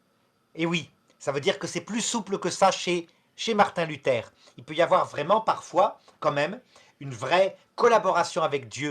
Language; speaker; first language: French; native; French